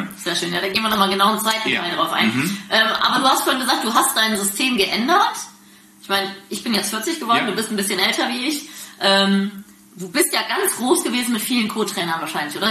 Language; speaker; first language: German; native; German